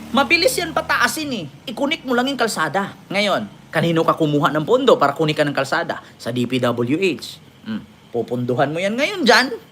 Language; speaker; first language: Filipino; native; Filipino